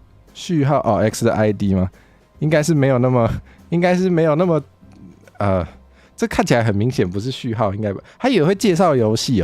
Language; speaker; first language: Chinese; native; Chinese